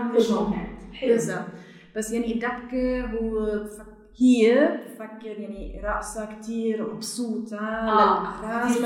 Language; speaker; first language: Arabic; non-native, learner; German